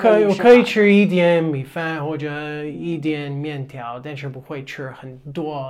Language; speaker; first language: Chinese; non-native, fluent; English